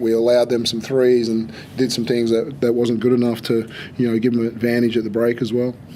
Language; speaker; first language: English; native; English